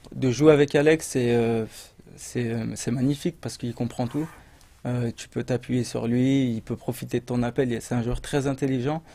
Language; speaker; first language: French; native; French